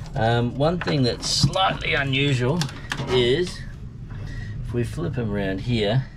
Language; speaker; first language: English; native; English